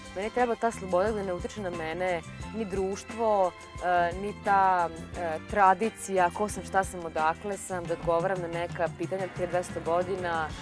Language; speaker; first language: Serbian; early bilingual, heritage; Serbian